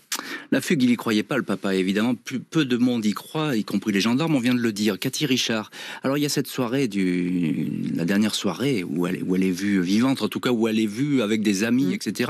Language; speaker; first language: French; native; French